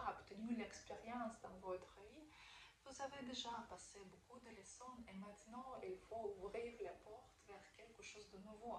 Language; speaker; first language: French; non-native, fluent; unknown